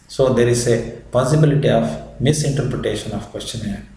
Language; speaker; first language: English; non-native, local second language; Kannada